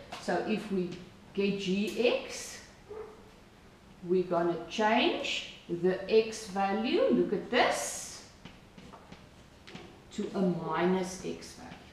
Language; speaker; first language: English; non-native, local second language; Afrikaans